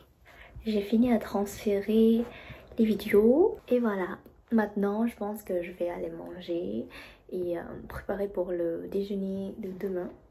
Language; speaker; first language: French; non-native, fluent; Vietnamese